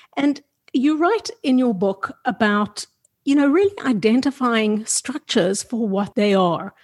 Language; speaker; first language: English; native; English